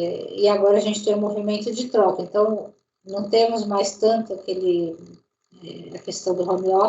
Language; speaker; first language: Portuguese; native; Portuguese